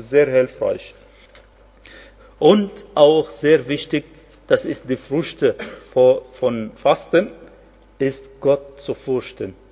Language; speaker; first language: German; non-native, fluent; Arabic